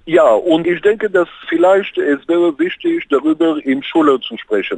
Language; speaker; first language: German; non-native, fluent; Hebrew